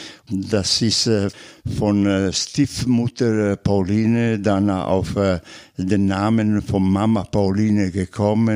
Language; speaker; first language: German; non-native, fluent; Italian